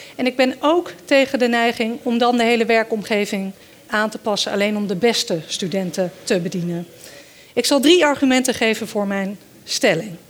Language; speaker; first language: Dutch; early bilingual, other home language; Danish